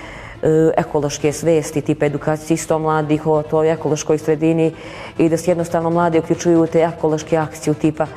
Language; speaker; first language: Bosnian; native; Bosnian